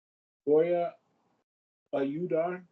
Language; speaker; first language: Spanish; non-native, learner; English